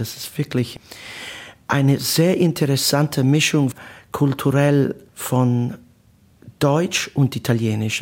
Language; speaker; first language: German; non-native, learner; Italian